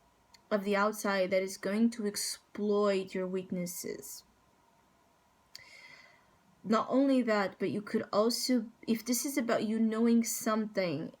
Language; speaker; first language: English; non-native, fluent; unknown